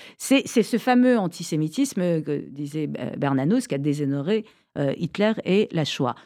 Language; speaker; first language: French; early bilingual, other home language; Persian